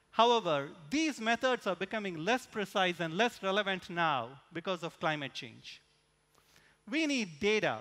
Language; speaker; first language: English; non-native, local second language; Tamil